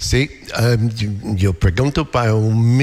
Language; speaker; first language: Spanish; non-native, learner; English